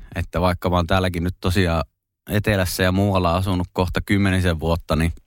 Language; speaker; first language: Finnish; native; Finnish